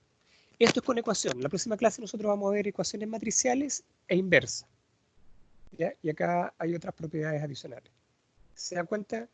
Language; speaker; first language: Spanish; native; Spanish